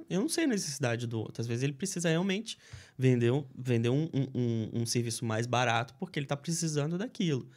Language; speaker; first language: Portuguese; native; Portuguese